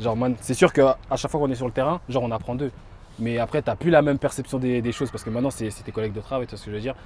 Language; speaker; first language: French; native; French